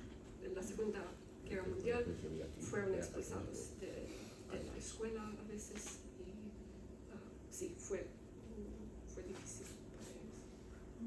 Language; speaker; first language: Spanish; non-native, learner; Romanian